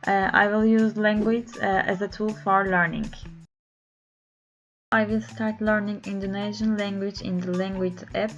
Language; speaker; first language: English; non-native, learner; Turkish